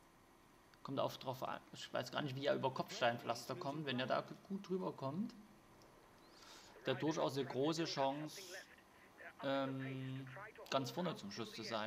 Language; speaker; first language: German; native; German